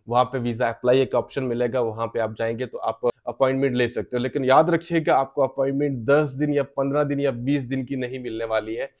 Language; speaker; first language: Hindi; native; Hindi